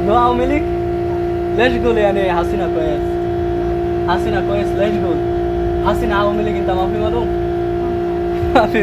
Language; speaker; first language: Arabic; non-native, learner; Bangla